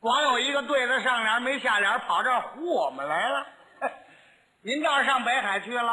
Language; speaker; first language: Chinese; native; Chinese